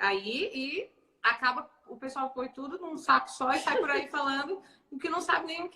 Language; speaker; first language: Portuguese; native; Portuguese